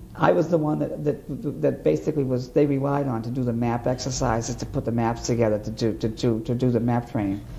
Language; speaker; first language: English; native; English